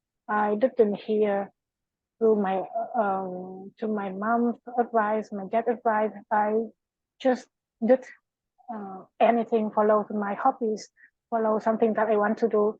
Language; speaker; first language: English; non-native, learner; Vietnamese